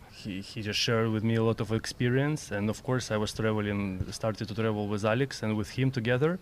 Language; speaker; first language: English; non-native, learner; Ukrainian